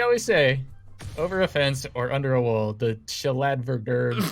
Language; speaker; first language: English; native; English